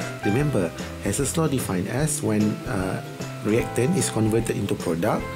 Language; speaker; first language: English; non-native, local second language; Malay